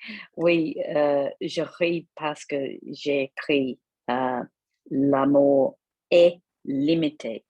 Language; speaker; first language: French; non-native, fluent; English